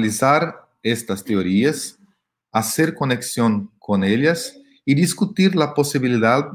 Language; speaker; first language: Spanish; non-native, fluent; Portuguese